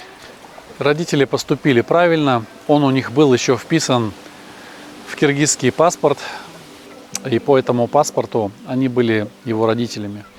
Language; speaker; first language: Russian; native; Russian